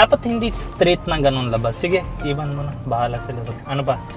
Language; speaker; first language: Filipino; non-native, learner; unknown